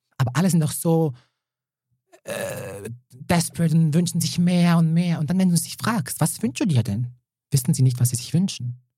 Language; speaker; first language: German; early bilingual, other home language; Serbian